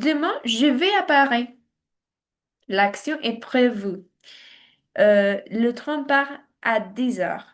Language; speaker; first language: French; non-native, learner; Spanish